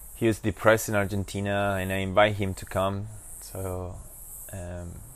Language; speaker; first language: English; non-native, fluent; Spanish